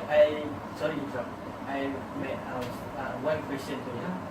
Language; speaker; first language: English; non-native, learner; Malay